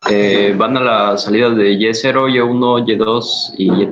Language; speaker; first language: Spanish; native; Spanish